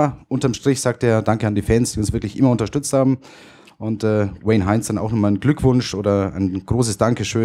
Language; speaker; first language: German; native; German